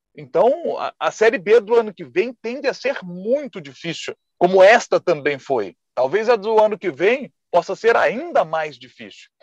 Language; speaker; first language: Portuguese; native; Portuguese